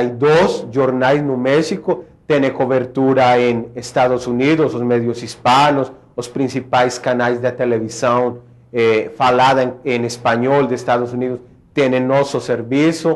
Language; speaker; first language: Portuguese; non-native, fluent; Spanish